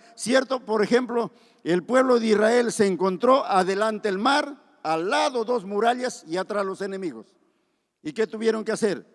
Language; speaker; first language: Spanish; native; Spanish